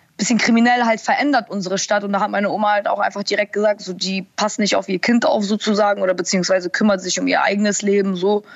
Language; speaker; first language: German; early bilingual, other home language; Russian